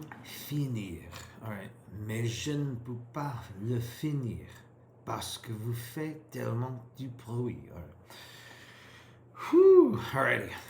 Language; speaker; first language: French; non-native, learner; English